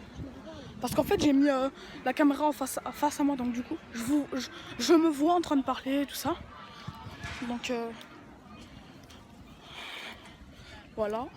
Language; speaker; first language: French; native; French